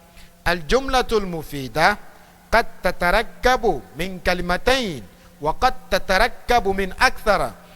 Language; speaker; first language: Arabic; non-native, fluent; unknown